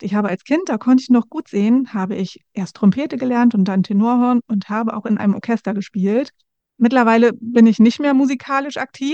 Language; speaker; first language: German; native; German